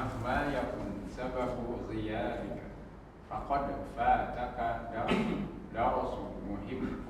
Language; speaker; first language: Arabic; non-native, learner; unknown